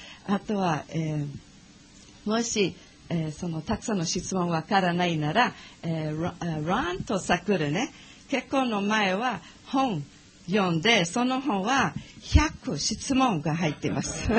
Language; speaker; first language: Japanese; non-native, learner; English